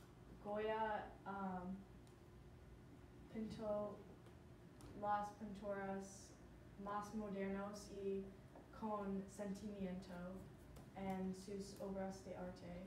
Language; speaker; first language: Spanish; non-native, learner; English